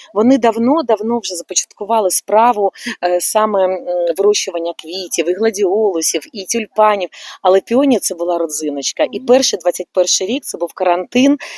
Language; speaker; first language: Ukrainian; native; Ukrainian